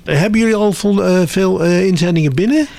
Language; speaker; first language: Dutch; native; Dutch